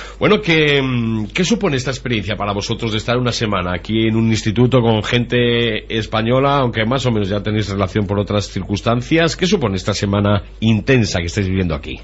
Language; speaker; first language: Spanish; native; Spanish